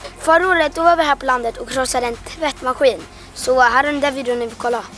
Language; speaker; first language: Swedish; native; Swedish